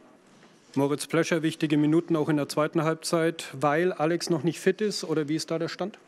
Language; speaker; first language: German; native; German